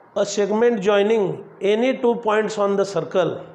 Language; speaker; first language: English; non-native, local second language; Marathi